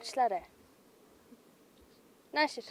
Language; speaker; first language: Mongolian; non-native, learner; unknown